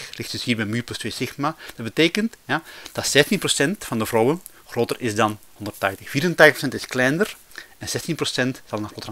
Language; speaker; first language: Dutch; native; Dutch